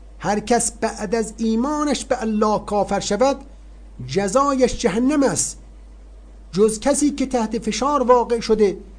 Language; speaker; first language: Persian; native; Persian